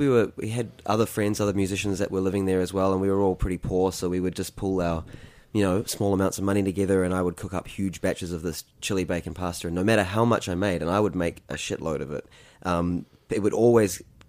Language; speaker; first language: English; native; English